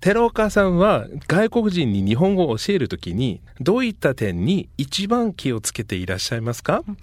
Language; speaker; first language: Japanese; non-native, fluent; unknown